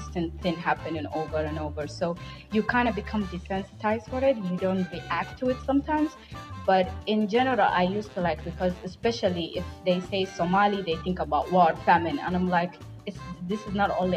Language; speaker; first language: English; non-native, fluent; Somali